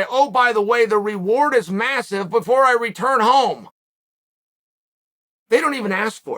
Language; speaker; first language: English; native; English